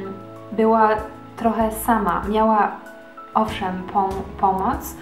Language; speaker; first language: Polish; early bilingual, heritage; Polish